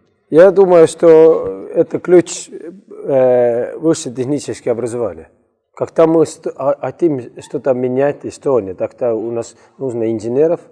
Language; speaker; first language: Russian; non-native, learner; Estonian